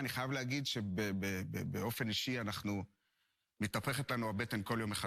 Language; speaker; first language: Hebrew; native; Hebrew